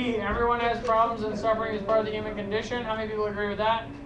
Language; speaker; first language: English; native; English